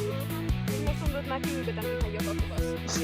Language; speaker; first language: Finnish; native; Finnish